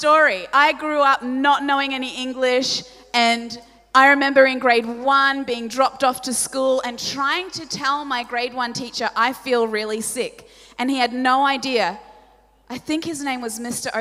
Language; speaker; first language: English; non-native, local second language; Polish